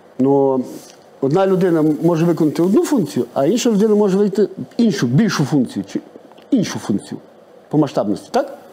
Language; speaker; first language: Ukrainian; native; Ukrainian